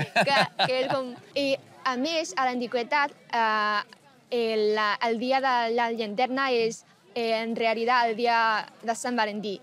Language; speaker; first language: Catalan; non-native, learner; Chinese